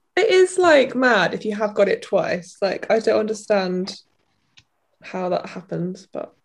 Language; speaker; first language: English; native; English